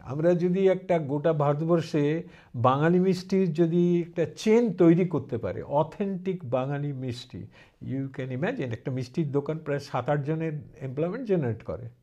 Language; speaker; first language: Bangla; early bilingual, heritage; Bangla